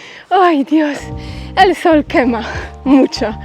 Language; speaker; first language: Spanish; non-native, learner; Polish